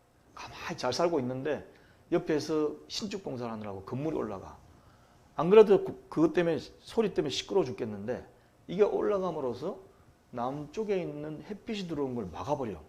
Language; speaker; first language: Korean; native; Korean